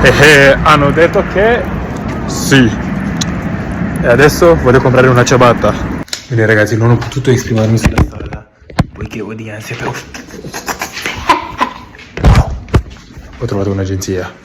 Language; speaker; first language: Italian; non-native, learner; Spanish